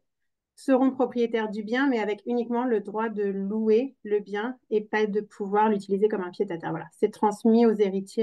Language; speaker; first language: French; native; French